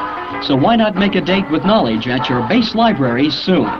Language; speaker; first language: English; native; English